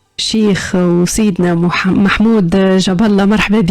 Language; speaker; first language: Arabic; native; Arabic